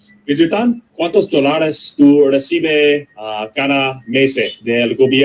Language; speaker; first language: Spanish; non-native, learner; English